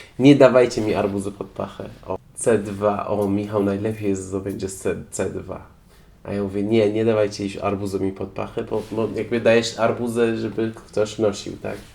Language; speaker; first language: Polish; non-native, fluent; Persian